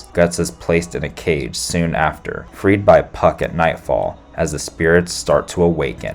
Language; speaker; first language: English; native; English